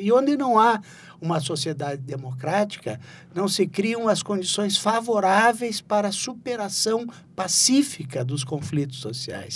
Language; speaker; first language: Portuguese; native; Portuguese